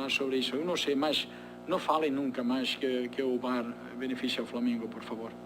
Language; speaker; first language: Portuguese; non-native, fluent; Spanish